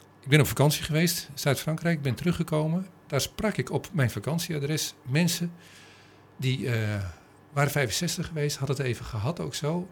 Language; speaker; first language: Dutch; native; Dutch